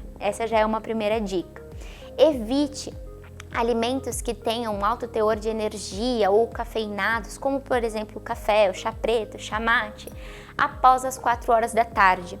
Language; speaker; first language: Portuguese; native; Portuguese